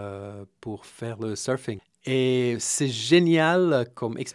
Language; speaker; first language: French; non-native, fluent; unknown